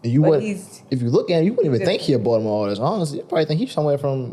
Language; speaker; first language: English; native; English